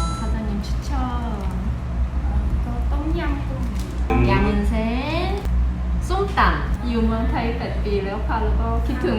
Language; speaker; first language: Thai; non-native, learner; Korean